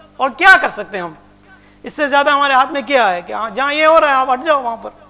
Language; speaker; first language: Urdu; non-native, local second language; Punjabi